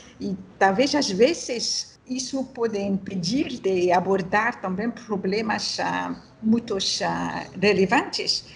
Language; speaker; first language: Portuguese; non-native, learner; French